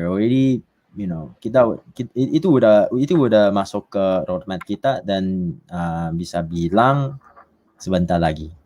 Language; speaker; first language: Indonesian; non-native, fluent; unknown